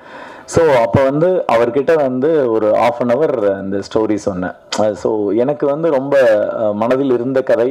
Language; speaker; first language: Tamil; native; Tamil